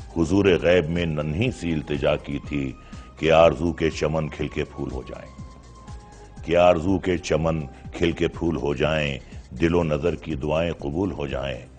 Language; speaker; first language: Hindi; native; Hindi